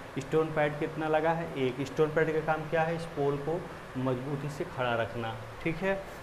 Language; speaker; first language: Hindi; native; Hindi